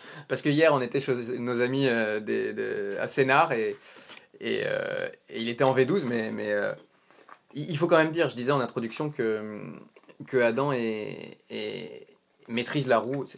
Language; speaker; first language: French; native; French